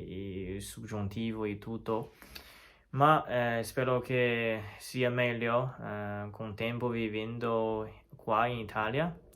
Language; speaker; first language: Italian; non-native, learner; Chinese